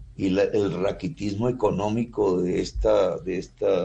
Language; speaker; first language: Spanish; native; Spanish